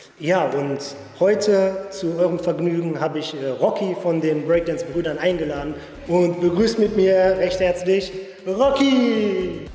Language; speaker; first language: German; native; German